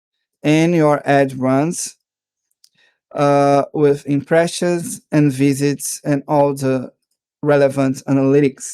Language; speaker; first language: English; non-native, fluent; Portuguese